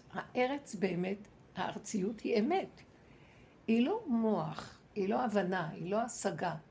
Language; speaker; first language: Hebrew; native; Hebrew